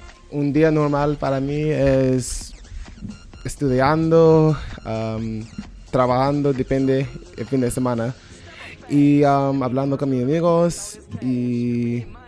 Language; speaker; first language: Spanish; non-native, learner; English